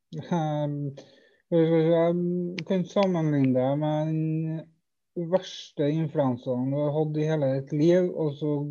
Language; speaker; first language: Norwegian; native; Norwegian